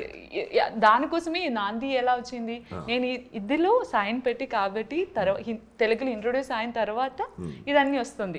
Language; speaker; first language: Telugu; non-native, learner; Malayalam